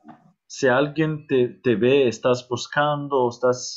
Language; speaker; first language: Spanish; non-native, fluent; Arabic